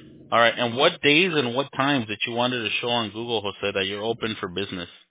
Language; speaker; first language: English; early bilingual, other home language; Spanish